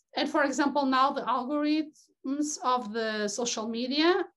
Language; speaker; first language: English; non-native, fluent; Portuguese